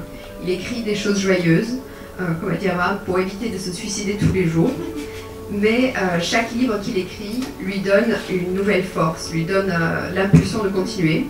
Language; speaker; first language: French; native; French